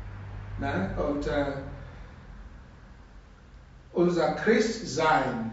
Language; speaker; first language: German; non-native, learner; Russian